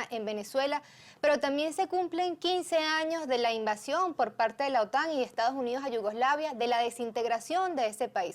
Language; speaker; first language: Spanish; native; Spanish